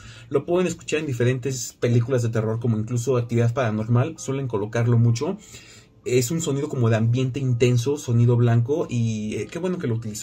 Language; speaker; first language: Spanish; native; Spanish